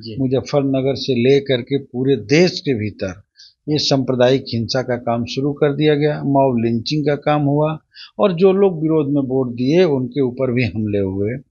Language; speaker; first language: Hindi; native; Hindi